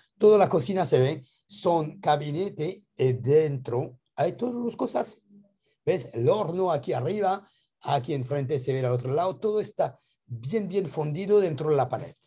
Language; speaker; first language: Spanish; non-native, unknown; French